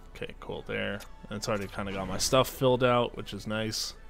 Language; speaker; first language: English; native; English